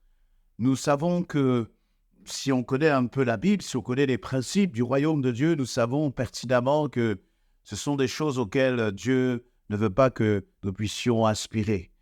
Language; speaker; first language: French; native; French